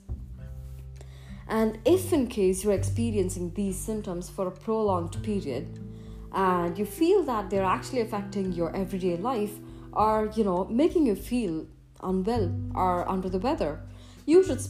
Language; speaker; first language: English; non-native, local second language; Tamil